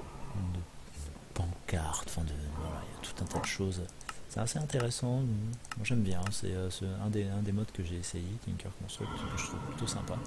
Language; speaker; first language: French; native; French